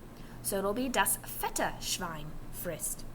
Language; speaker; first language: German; non-native, fluent; English